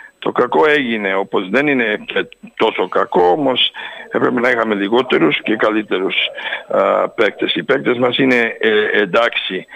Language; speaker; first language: Greek; early bilingual, heritage; Greek